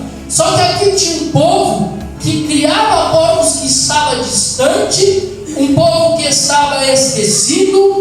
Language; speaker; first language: Portuguese; native; Portuguese